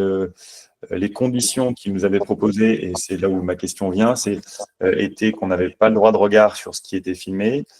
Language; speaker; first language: French; native; French